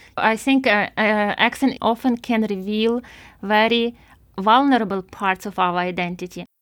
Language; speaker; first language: English; non-native, fluent; Ukrainian